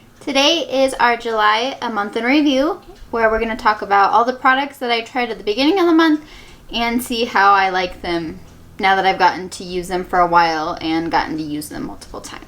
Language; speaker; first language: English; native; English